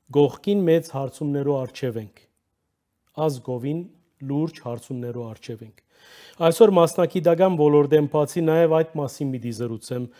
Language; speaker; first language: Armenian; early bilingual, heritage; Armenian